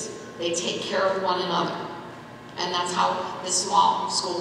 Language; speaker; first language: English; native; English